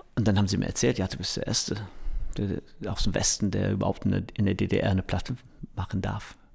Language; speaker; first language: German; non-native, fluent; English